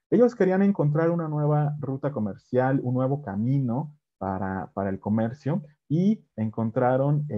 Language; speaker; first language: Spanish; native; Spanish